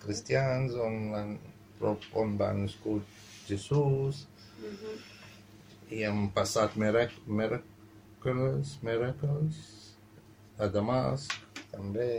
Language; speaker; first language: Catalan; non-native, fluent; Arabic